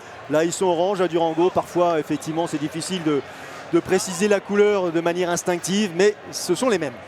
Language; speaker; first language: French; native; French